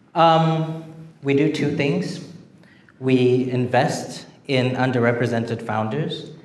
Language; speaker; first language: English; non-native, local second language; Shona